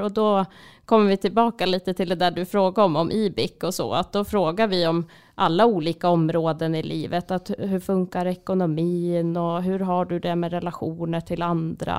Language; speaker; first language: Swedish; native; Swedish